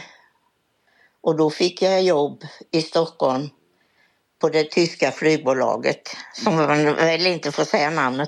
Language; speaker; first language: Swedish; native; Swedish